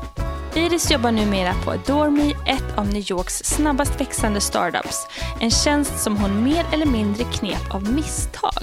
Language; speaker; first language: Swedish; native; Swedish